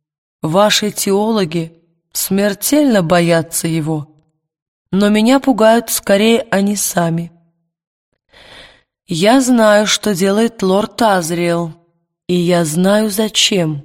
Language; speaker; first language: Russian; native; Russian